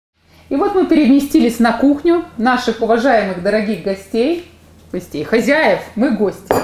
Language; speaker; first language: Russian; native; Russian